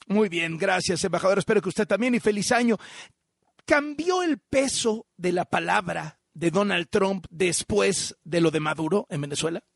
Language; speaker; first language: Spanish; native; Spanish